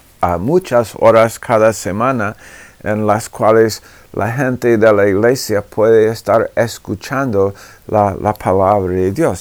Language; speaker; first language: Spanish; non-native, fluent; English